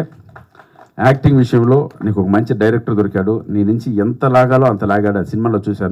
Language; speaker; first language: Telugu; native; Telugu